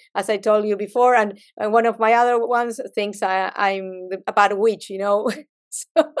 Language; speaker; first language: English; non-native, fluent; Spanish